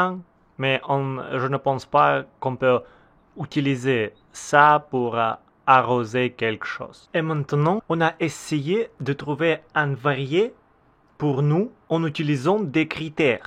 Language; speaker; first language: French; non-native, learner; Russian